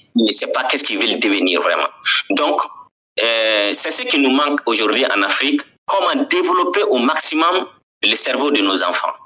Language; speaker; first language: French; non-native, local second language; Bambara